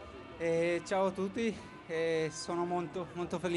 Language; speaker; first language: Italian; non-native, fluent; Spanish